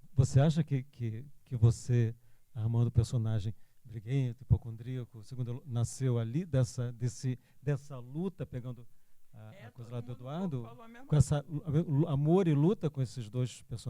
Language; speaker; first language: Portuguese; native; Portuguese